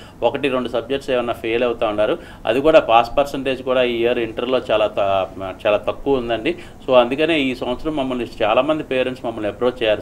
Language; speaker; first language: Telugu; native; Telugu